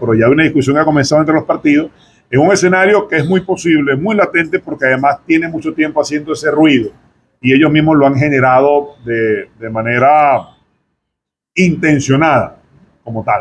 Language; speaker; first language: Spanish; native; Spanish